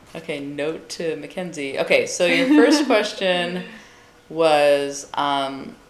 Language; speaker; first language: English; native; English